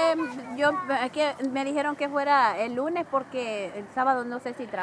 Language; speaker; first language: Spanish; native; Spanish